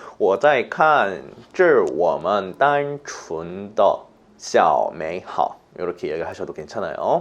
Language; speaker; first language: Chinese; non-native, fluent; Korean